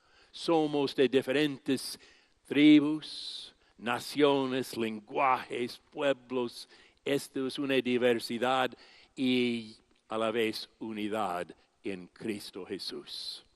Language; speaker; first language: Spanish; non-native, fluent; English